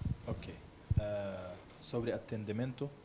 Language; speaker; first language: Portuguese; non-native, learner; Arabic